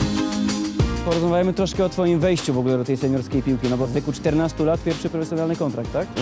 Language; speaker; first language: Polish; native; Polish